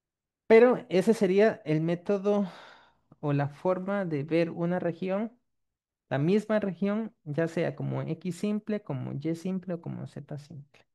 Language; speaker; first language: Spanish; native; Spanish